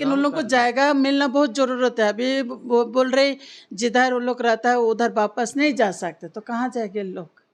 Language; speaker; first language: Hindi; non-native, local second language; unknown